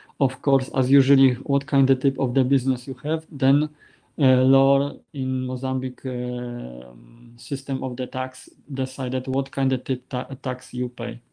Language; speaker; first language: English; non-native, learner; Polish